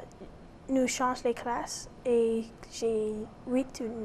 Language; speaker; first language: French; non-native, local second language; English